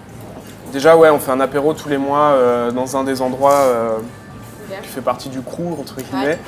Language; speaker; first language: French; native; French